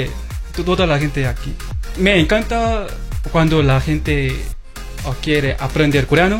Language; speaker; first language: Spanish; non-native, learner; Korean